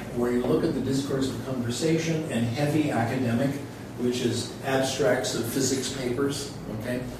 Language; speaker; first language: English; native; English